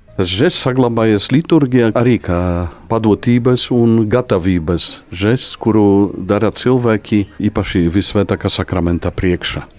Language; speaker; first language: Latvian; non-native, fluent; Polish